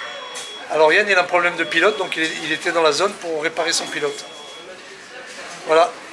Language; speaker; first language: French; native; French